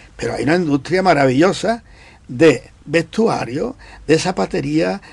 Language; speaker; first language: Spanish; native; Spanish